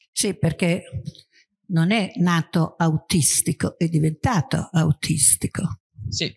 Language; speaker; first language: Italian; native; Italian